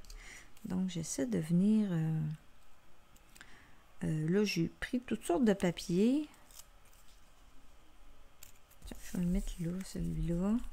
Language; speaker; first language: French; native; French